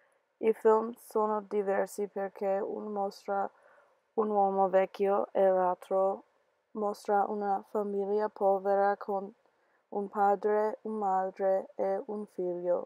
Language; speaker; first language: Italian; non-native, learner; English